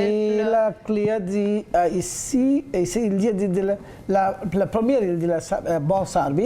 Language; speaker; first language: French; non-native, learner; Bangla